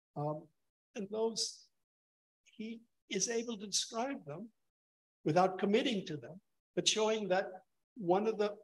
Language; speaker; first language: English; native; English